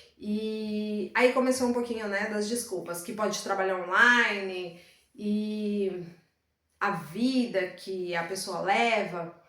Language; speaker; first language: Portuguese; native; Portuguese